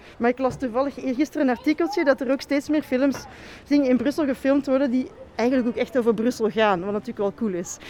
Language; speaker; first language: Dutch; native; Dutch